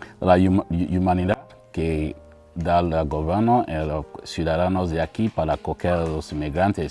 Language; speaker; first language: Spanish; non-native, learner; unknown